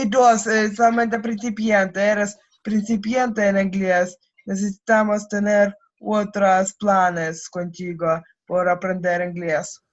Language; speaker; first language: Spanish; non-native, learner; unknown